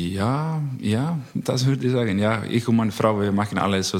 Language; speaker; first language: German; non-native, learner; Icelandic